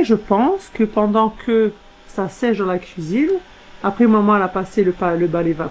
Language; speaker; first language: French; native; French